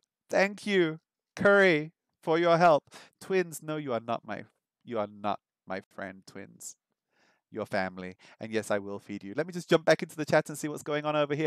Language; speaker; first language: English; native; English